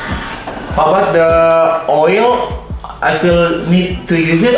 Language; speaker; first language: English; non-native, learner; Indonesian